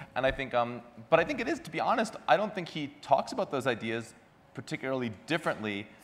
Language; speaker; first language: English; native; English